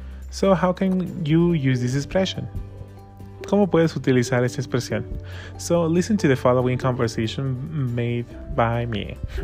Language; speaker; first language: English; non-native, fluent; Spanish